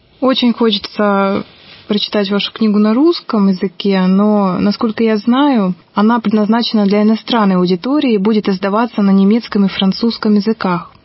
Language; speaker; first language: Russian; native; Russian